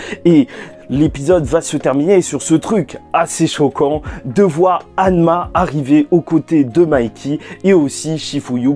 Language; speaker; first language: French; native; French